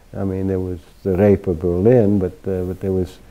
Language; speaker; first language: English; early bilingual, other home language; German